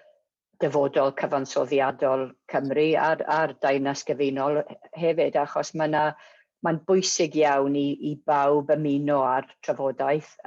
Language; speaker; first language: Welsh; non-native, local second language; English